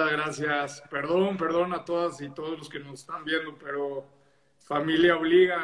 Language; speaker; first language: Spanish; native; Spanish